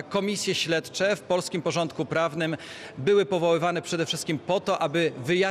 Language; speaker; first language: Polish; native; Polish